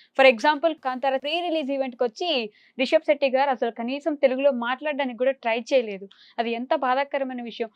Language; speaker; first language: Telugu; native; Telugu